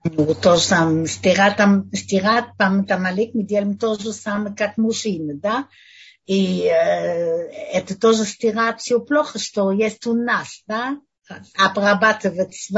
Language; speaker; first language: Russian; non-native, learner; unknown